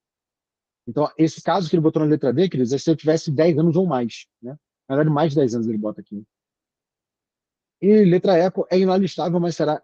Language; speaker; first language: Portuguese; native; Portuguese